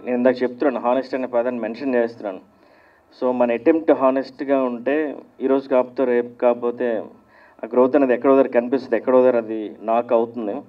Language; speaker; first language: Telugu; native; Telugu